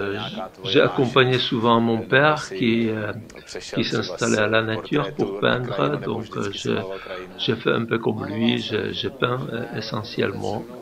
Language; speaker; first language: French; non-native, fluent; Czech